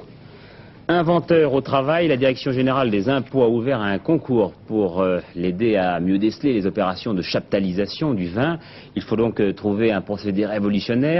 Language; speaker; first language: French; native; French